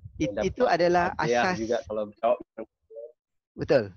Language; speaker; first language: Malay; native; Malay